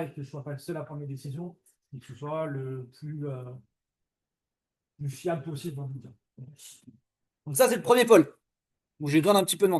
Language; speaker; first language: French; native; French